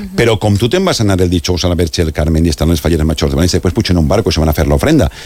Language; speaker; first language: Catalan; native; Catalan